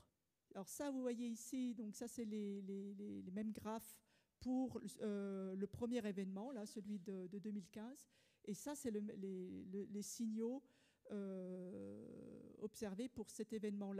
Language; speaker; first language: French; native; French